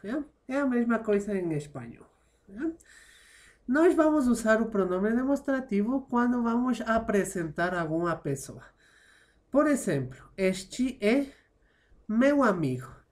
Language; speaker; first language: Portuguese; non-native, fluent; Spanish